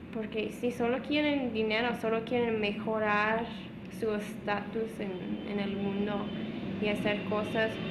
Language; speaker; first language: Spanish; non-native, fluent; English